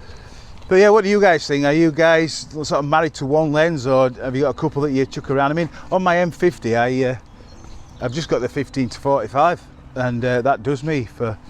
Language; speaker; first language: English; native; English